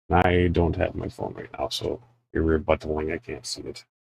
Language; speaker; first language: English; native; English